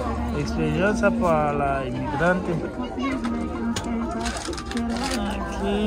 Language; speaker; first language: Spanish; non-native, learner; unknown